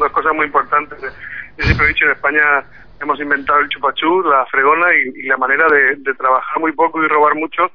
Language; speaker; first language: Spanish; native; Spanish